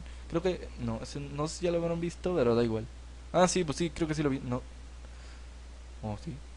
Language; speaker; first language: Spanish; native; Spanish